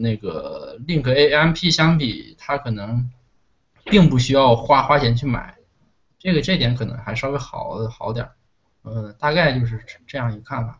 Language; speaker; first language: Chinese; native; Chinese